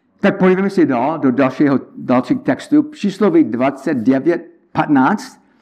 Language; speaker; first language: Czech; non-native, learner; English